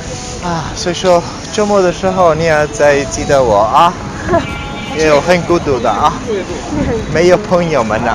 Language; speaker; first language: Chinese; non-native, learner; Italian